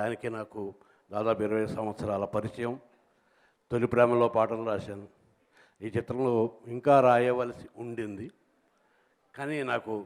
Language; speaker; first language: Telugu; native; Telugu